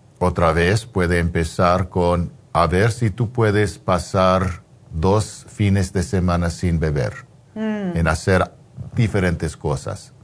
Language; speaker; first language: Spanish; non-native, fluent; English